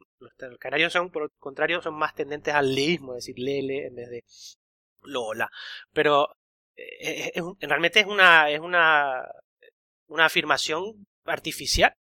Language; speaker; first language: Spanish; native; Spanish